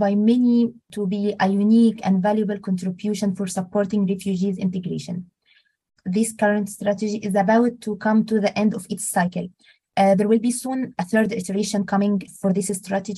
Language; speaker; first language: English; non-native, fluent; Arabic